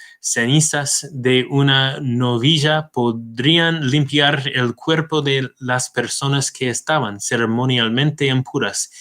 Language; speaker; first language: Spanish; non-native, fluent; English